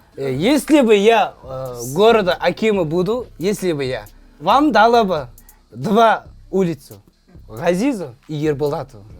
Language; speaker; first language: Russian; non-native, local second language; Kazakh